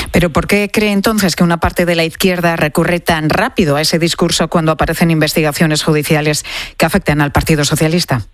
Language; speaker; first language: Spanish; native; Spanish